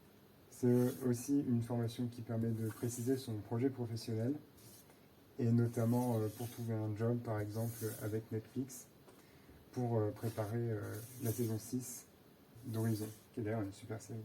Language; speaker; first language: French; native; French